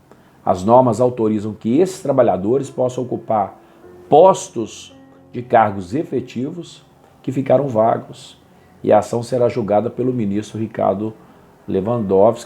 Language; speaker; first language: Portuguese; native; Portuguese